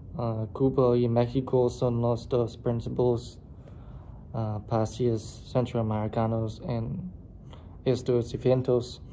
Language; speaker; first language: Spanish; non-native, learner; English